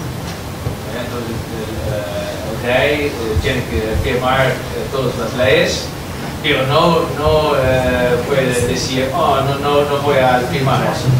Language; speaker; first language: Spanish; non-native, learner; Dutch